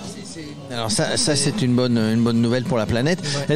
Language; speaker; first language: French; native; French